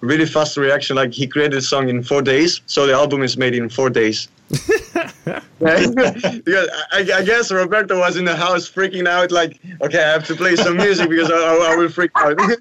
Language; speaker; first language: English; non-native, fluent; Italian